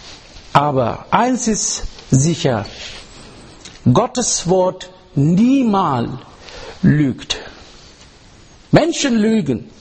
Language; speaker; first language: German; non-native, learner; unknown